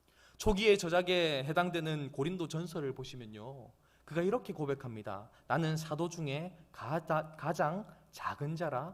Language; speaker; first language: Korean; native; Korean